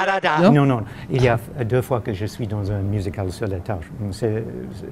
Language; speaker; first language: French; non-native, fluent; English